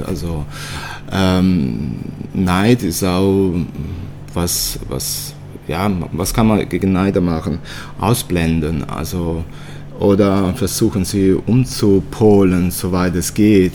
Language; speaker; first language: German; early bilingual, other home language; Italian